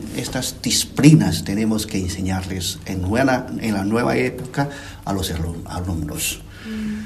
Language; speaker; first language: Spanish; non-native, fluent; Chinese